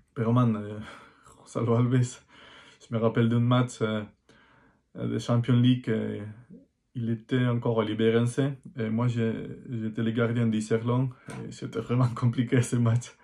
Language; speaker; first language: French; non-native, fluent; Spanish